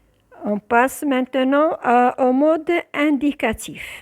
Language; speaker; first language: French; non-native, local second language; Arabic